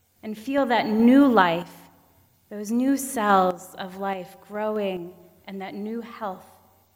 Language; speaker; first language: English; native; English